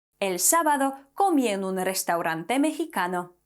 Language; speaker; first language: Spanish; non-native, fluent; Polish